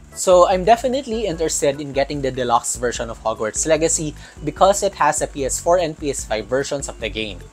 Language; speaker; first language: English; non-native, local second language; Filipino